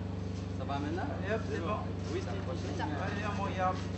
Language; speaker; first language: French; non-native, local second language; Arabic